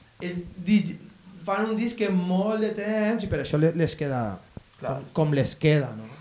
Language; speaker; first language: Catalan; native; Catalan